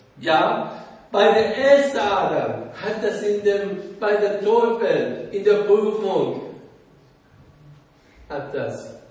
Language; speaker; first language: German; non-native, learner; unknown